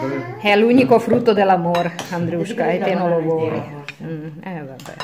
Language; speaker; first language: Italian; non-native, fluent; Russian